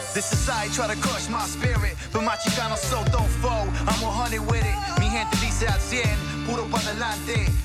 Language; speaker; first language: English; non-native, fluent; Kʼicheʼ